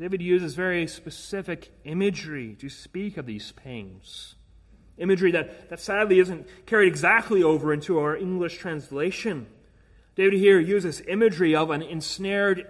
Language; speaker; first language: English; native; English